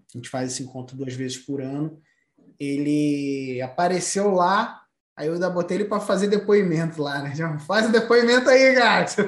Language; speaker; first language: Portuguese; native; Portuguese